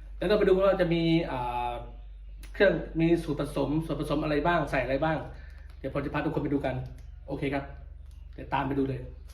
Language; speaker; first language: Thai; native; Thai